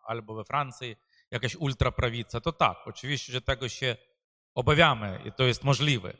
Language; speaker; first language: Polish; non-native, fluent; Ukrainian